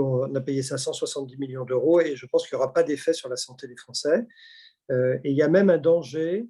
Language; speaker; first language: French; native; French